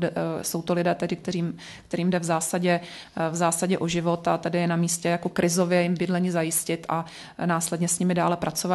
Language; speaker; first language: Czech; native; Czech